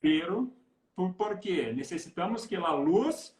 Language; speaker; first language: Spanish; non-native, learner; Portuguese